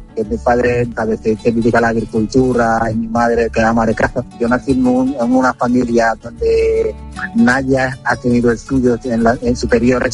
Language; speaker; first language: Spanish; non-native, fluent; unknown